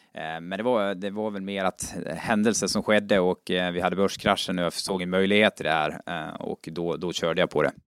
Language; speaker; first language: Swedish; native; Swedish